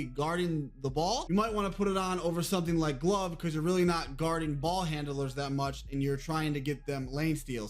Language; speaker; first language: English; native; English